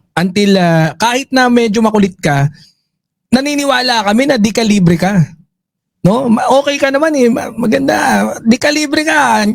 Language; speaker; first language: Filipino; native; Filipino